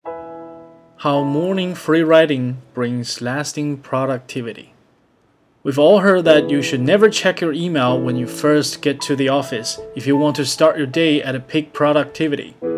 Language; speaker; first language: English; non-native, fluent; Chinese